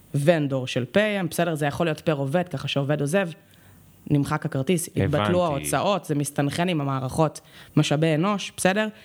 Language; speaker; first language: Hebrew; native; Hebrew